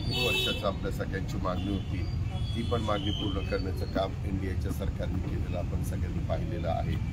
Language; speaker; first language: Marathi; native; Marathi